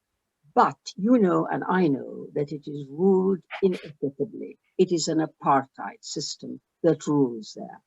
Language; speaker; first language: English; early bilingual, other home language; Arabic